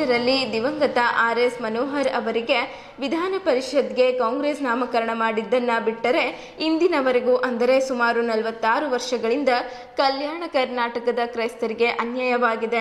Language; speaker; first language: Kannada; native; Kannada